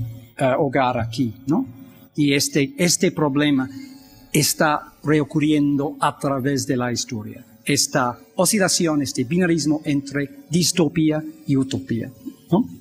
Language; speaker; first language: Spanish; non-native, fluent; English